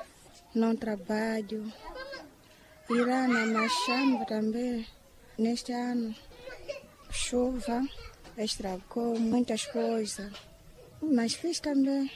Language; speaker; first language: Portuguese; non-native, local second language; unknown